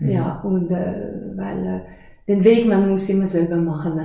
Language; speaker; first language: German; non-native, fluent; French